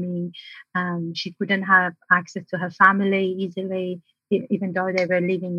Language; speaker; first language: English; non-native, fluent; Persian